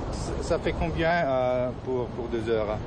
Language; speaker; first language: French; non-native, fluent; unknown